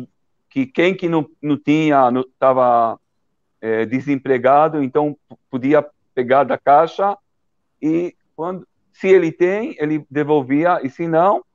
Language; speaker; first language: Portuguese; early bilingual, heritage; Portuguese